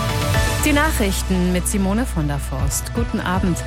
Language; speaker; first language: German; native; German